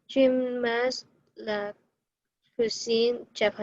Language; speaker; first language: French; non-native, learner; Cantonese